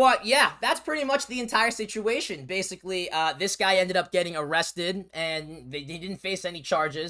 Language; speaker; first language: English; native; English